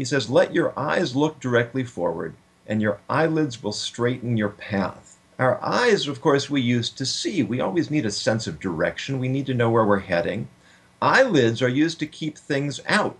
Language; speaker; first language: English; native; English